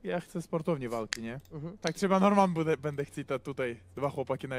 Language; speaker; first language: Polish; non-native, learner; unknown